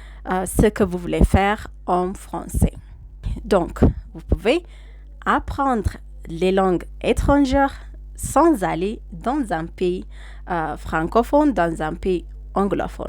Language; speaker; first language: French; non-native, fluent; Amharic